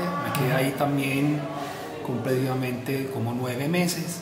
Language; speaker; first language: Spanish; non-native, fluent; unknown